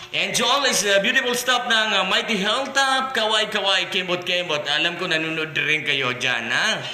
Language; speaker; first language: Filipino; non-native, local second language; Maranao